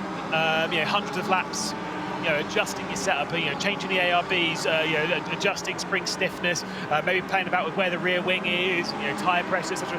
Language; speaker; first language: English; native; English